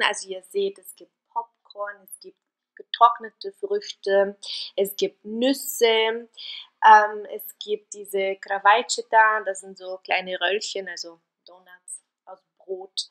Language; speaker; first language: German; non-native, fluent; Bulgarian